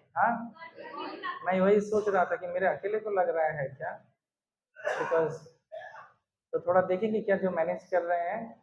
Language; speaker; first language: Hindi; non-native, local second language; Bangla